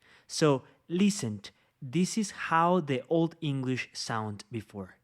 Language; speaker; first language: English; non-native, fluent; Spanish